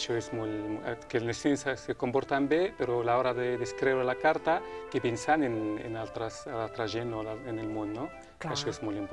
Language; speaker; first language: Catalan; non-native, local second language; Spanish